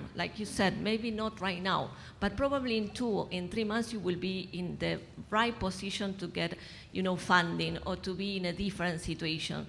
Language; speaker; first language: English; non-native, fluent; Spanish